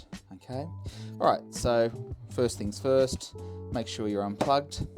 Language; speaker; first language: English; native; English